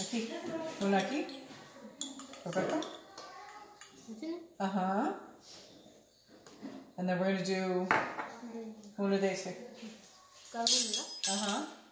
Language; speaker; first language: Spanish; non-native, learner; English